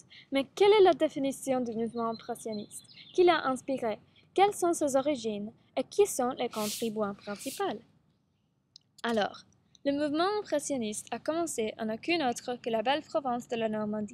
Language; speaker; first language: French; non-native, learner; English